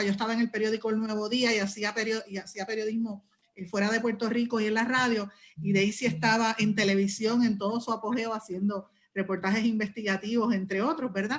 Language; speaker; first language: Spanish; native; Spanish